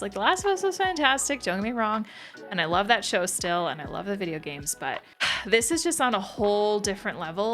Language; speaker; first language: English; native; English